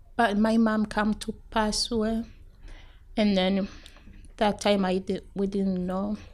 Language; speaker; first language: English; non-native, local second language; Rundi